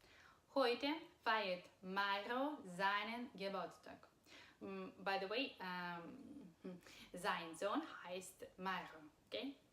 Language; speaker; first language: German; non-native, fluent; Russian